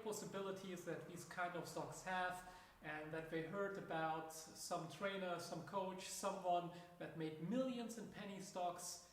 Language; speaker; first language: English; non-native, fluent; German